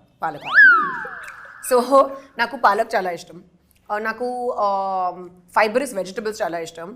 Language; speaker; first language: Telugu; non-native, local second language; Hindi